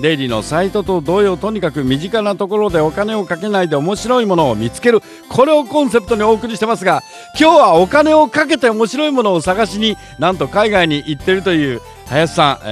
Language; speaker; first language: Japanese; native; Japanese